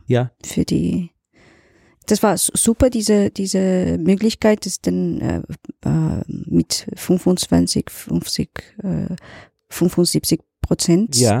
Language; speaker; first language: German; non-native, learner; Portuguese